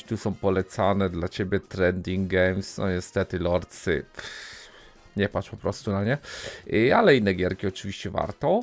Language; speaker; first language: Polish; native; Polish